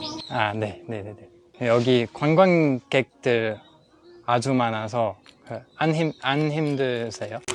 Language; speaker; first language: Korean; non-native, learner; English